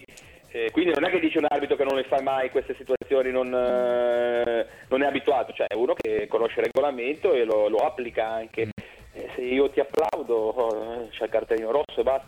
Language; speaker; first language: Italian; native; Italian